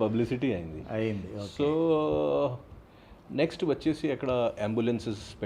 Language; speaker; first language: Telugu; non-native, fluent; Hindi